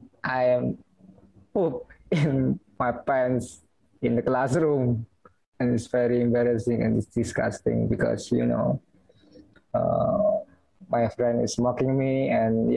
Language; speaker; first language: English; non-native, learner; Indonesian